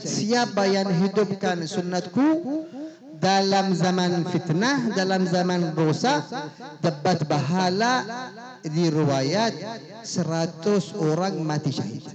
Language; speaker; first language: Indonesian; non-native, fluent; Arabic